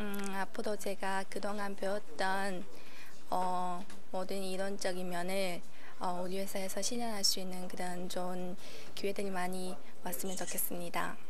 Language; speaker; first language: Korean; early bilingual, heritage; Korean